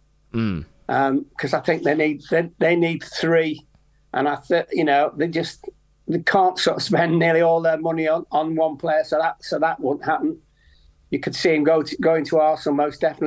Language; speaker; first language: English; native; English